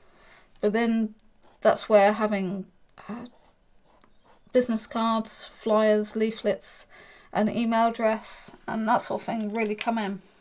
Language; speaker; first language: English; native; English